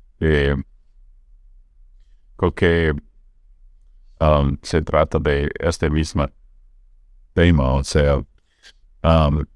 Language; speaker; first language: Spanish; non-native, fluent; English